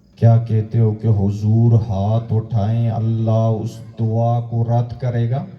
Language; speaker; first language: Urdu; non-native, local second language; Pashto